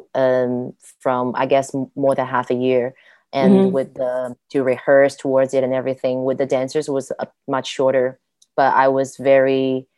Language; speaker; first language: English; non-native, fluent; Chinese